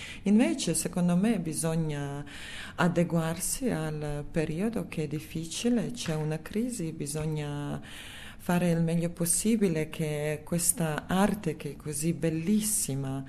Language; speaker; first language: Italian; non-native, fluent; Serbian